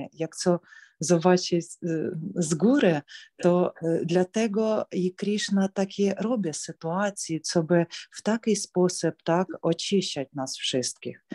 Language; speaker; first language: Polish; non-native, learner; Ukrainian